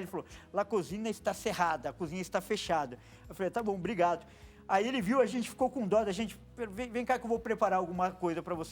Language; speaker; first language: Portuguese; native; Portuguese